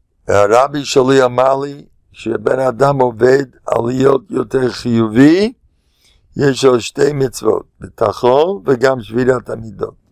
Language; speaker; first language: Hebrew; non-native, fluent; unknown